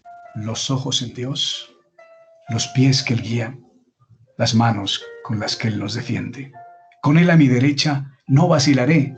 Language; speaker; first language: Spanish; native; Spanish